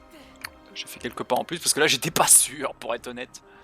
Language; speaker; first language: French; native; French